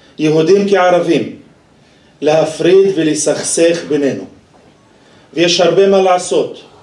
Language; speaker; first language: Hebrew; non-native, local second language; Arabic